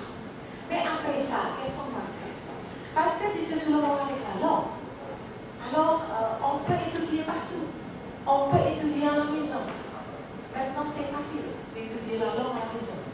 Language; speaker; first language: French; non-native, fluent; Indonesian